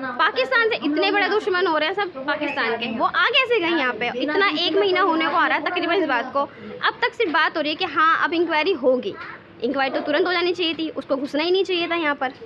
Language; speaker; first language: Hindi; native; Hindi